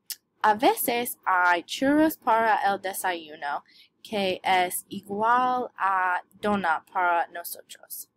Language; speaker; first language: Spanish; non-native, learner; English